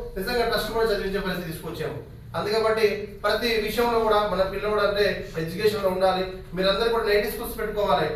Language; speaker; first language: Telugu; native; Telugu